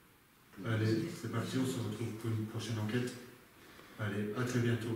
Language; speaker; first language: French; native; French